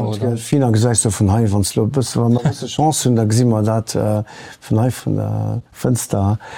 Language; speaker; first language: Luxembourgish; early bilingual, other home language; Portuguese